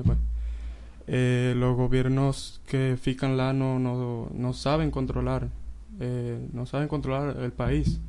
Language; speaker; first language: Portuguese; non-native, learner; Spanish